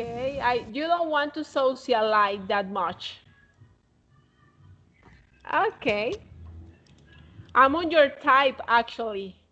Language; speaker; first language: English; non-native, fluent; Spanish